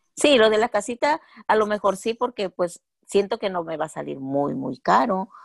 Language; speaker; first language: Spanish; native; Spanish